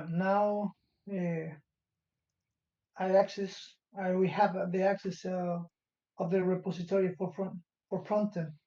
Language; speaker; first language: English; non-native, fluent; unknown